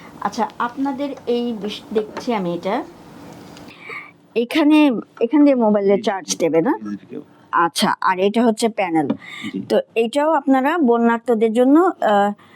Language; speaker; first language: Bangla; native; Bangla